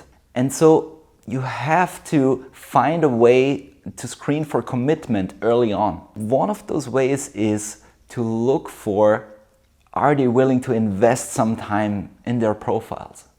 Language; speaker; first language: English; non-native, fluent; German